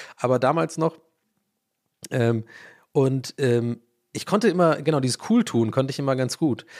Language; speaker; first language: German; early bilingual, other home language; English